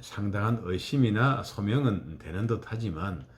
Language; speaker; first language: Korean; native; Korean